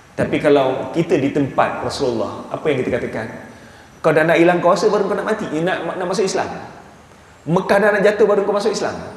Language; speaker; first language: Malay; native; Malay